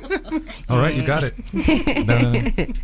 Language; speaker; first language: English; native; English